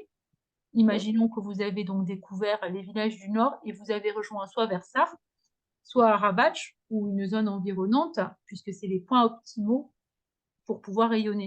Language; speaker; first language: French; native; French